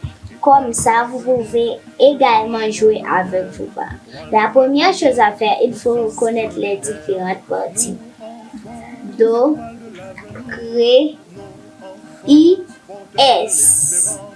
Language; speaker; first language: French; non-native, local second language; Haitian Creole